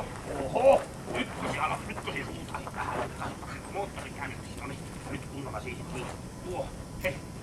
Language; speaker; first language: Finnish; native; Finnish